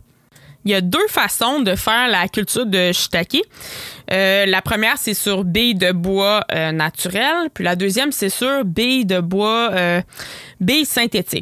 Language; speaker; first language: French; native; French